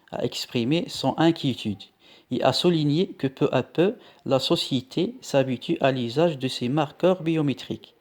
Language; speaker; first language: French; non-native, local second language; Arabic